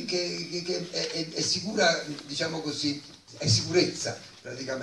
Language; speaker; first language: Italian; native; Italian